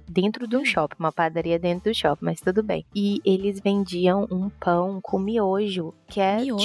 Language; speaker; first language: Portuguese; early bilingual, heritage; Portuguese